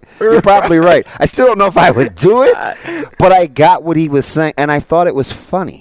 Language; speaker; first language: English; native; English